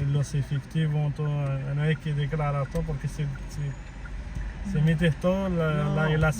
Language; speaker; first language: Spanish; non-native, fluent; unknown